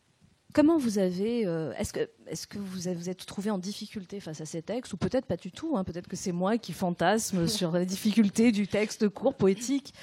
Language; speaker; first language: French; native; French